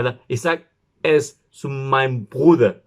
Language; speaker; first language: German; non-native, learner; Turkish